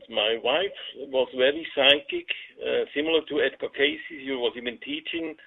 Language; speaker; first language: English; non-native, fluent; Swiss German